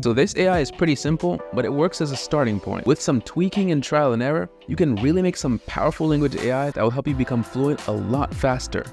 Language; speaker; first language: English; native; English